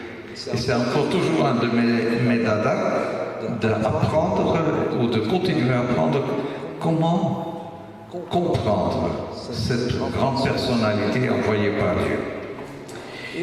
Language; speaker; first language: French; non-native, local second language; Dutch